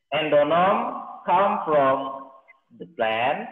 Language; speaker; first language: English; non-native, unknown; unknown